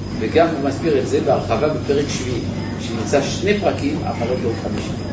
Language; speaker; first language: Hebrew; native; Hebrew